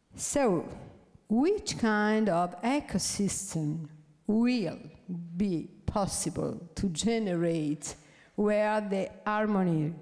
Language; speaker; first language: English; non-native, fluent; Italian